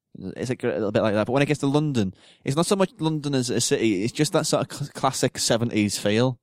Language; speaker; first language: English; native; English